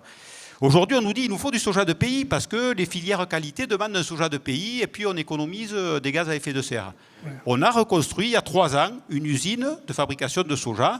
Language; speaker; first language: French; native; French